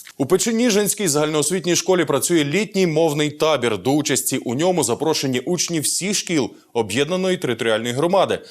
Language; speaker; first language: Ukrainian; native; Ukrainian